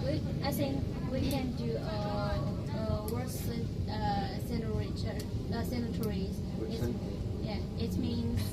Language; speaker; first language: English; non-native, learner; Chinese